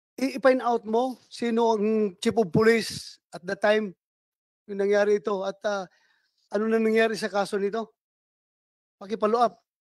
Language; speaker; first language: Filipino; native; Filipino